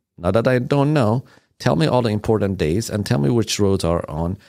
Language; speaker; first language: English; non-native, fluent; Persian